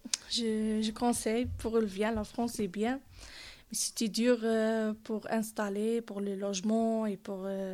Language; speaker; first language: French; non-native, learner; Arabic